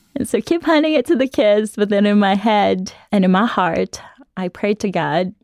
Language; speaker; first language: English; non-native, local second language; Cebuano